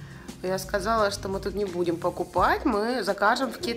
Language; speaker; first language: Russian; native; Russian